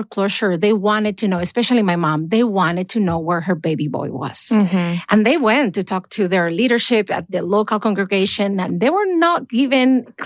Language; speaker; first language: English; non-native, fluent; Spanish